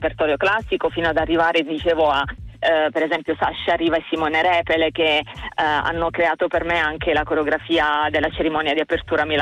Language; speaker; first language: Italian; native; Italian